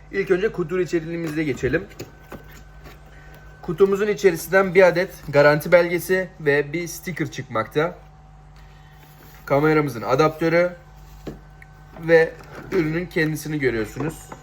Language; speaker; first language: Turkish; native; Turkish